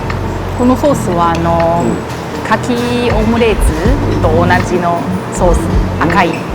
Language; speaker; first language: Japanese; non-native, fluent; Chinese